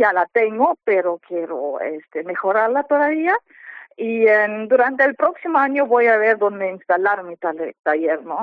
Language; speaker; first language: Spanish; non-native, fluent; German